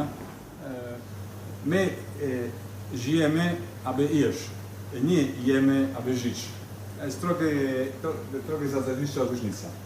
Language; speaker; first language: Polish; non-native, learner; Italian